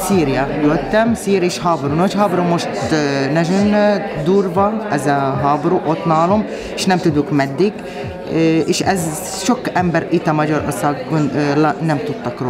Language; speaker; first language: Hungarian; non-native, learner; Arabic